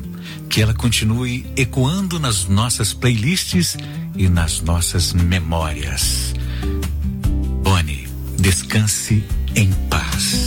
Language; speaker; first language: Portuguese; native; Portuguese